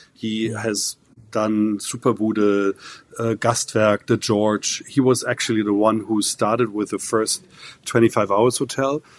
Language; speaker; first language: English; non-native, fluent; German